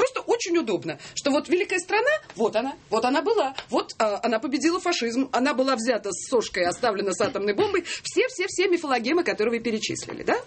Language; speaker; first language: Russian; native; Russian